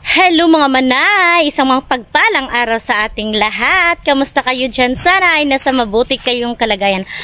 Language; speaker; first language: Filipino; non-native, local second language; Cebuano